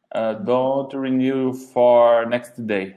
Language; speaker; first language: English; non-native, learner; Portuguese